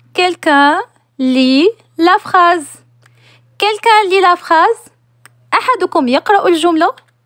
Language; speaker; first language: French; non-native, local second language; Arabic